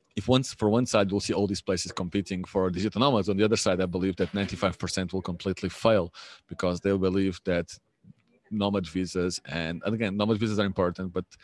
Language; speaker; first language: English; non-native, fluent; Portuguese